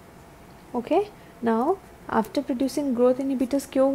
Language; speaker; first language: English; non-native, local second language; Hindi